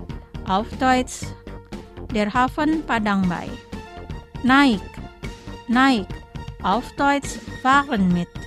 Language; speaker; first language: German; non-native, fluent; Indonesian